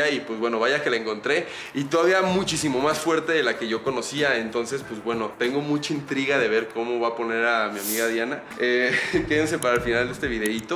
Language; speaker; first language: Spanish; native; Spanish